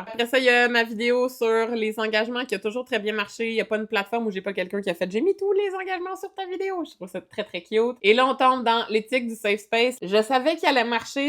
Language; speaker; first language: French; native; French